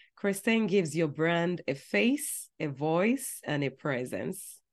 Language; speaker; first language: English; non-native, local second language; Yoruba